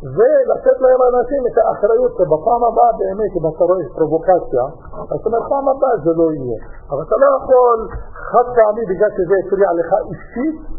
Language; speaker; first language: Hebrew; native; Hebrew